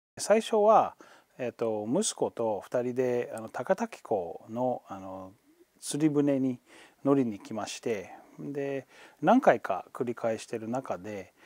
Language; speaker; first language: Japanese; non-native, fluent; English